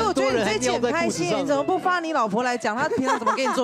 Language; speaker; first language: Chinese; native; Chinese